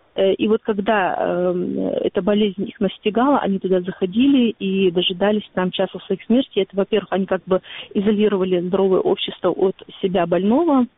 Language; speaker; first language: Russian; non-native, local second language; Ingush